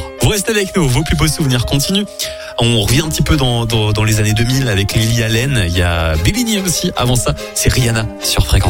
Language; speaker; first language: French; native; French